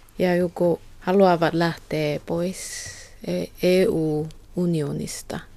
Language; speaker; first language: Finnish; non-native, learner; Korean